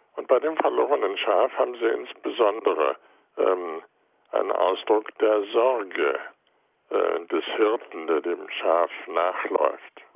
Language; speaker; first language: German; native; German